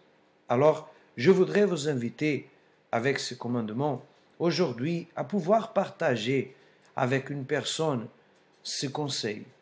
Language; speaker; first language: French; non-native, fluent; Portuguese